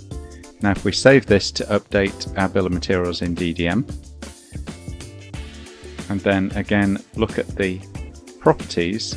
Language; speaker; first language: English; native; English